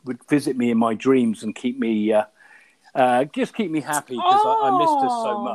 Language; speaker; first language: English; native; English